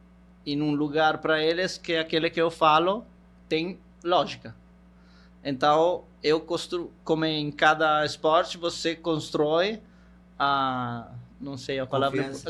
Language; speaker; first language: Portuguese; non-native, fluent; Italian